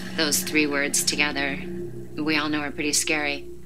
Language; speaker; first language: English; native; English